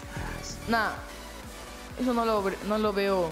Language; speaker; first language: Spanish; native; Spanish